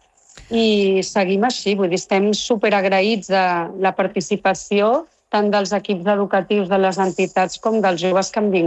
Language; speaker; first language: Catalan; non-native, local second language; Spanish